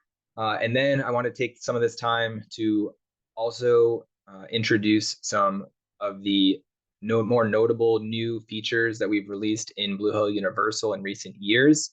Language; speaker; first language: English; native; English